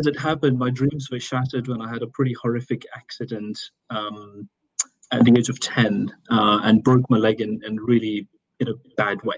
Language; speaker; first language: English; non-native, local second language; Urdu